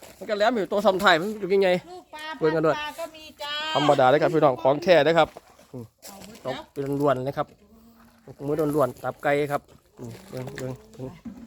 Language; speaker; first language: Thai; native; Thai